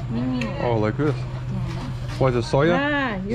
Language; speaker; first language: English; non-native, learner; Lithuanian